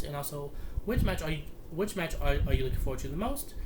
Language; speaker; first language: English; native; English